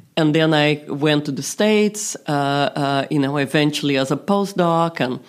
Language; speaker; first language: English; non-native, fluent; Portuguese